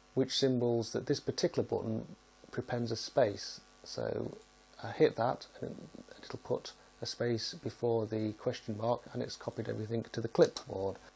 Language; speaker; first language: English; native; English